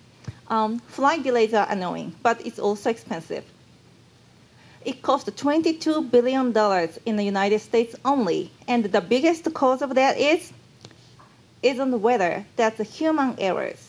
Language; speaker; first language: English; non-native, fluent; Japanese